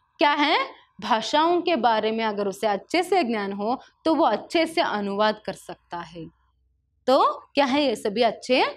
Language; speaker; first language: Hindi; non-native, local second language; Kannada